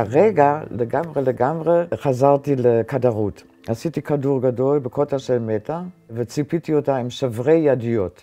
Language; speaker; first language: Hebrew; non-native, fluent; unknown